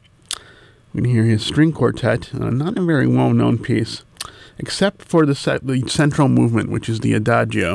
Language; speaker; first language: English; native; English